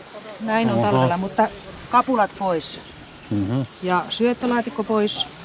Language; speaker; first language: Finnish; native; Finnish